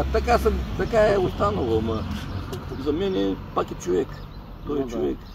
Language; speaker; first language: Russian; non-native, learner; Bulgarian